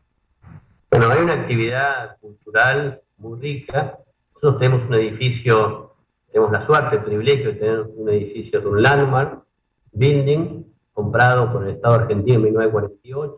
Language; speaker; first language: Spanish; native; Spanish